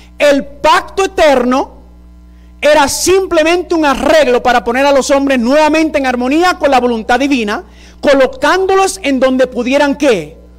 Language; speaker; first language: Spanish; early bilingual, heritage; Spanish